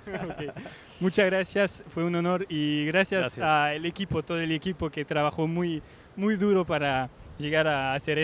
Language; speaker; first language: Spanish; non-native, fluent; French